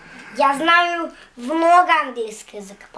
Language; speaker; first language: Russian; early bilingual, heritage; Russian